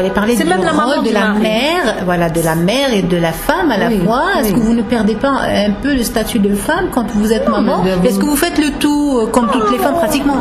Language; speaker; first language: French; non-native, local second language; Arabic